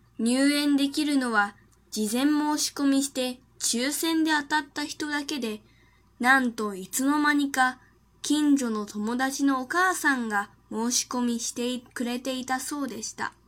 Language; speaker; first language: Japanese; non-native, fluent; Chinese